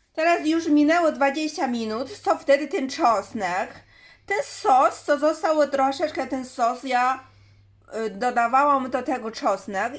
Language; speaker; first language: Polish; non-native, learner; Chinese